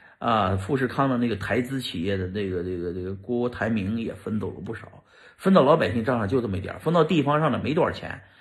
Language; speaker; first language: Chinese; native; Chinese